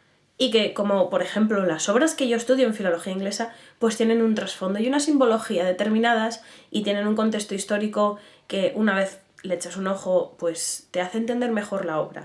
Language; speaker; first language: Spanish; native; Spanish